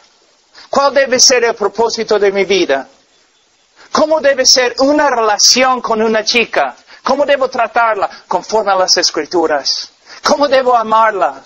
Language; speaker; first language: Spanish; non-native, fluent; English